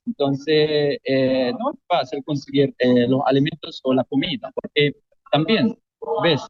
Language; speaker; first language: Spanish; non-native, fluent; Arabic